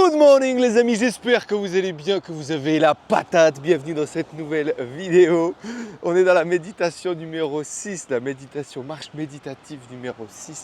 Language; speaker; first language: French; native; French